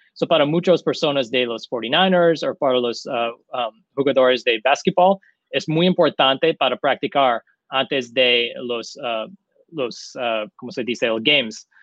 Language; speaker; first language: Spanish; non-native, learner; English